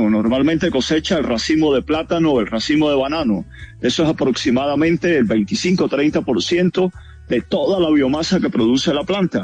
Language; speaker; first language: Spanish; native; Spanish